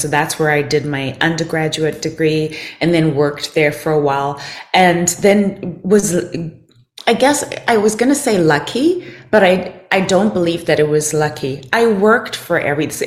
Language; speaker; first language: English; non-native, local second language; Shona